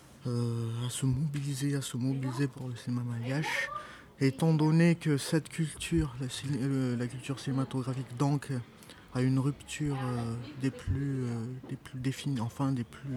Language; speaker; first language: French; non-native, local second language; Malagasy